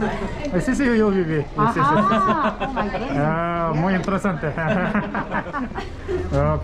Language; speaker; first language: Spanish; non-native, learner; Korean